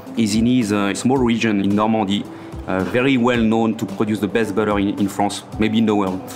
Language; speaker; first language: English; non-native, fluent; French